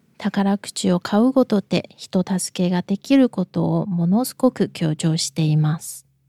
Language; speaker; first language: Japanese; non-native, fluent; Chinese